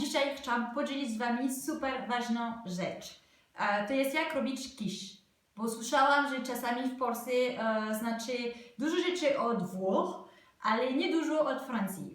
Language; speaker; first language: Polish; non-native, learner; French